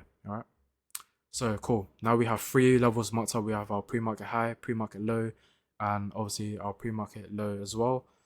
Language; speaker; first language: English; native; English